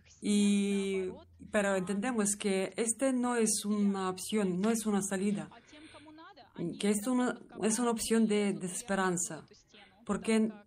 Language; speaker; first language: Spanish; non-native, learner; Russian